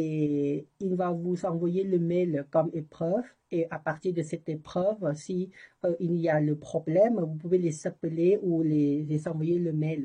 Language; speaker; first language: French; non-native, learner; Thai